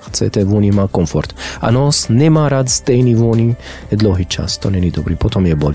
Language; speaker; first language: Czech; non-native, learner; Arabic